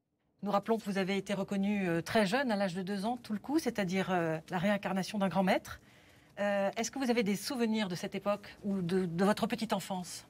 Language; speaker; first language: French; native; French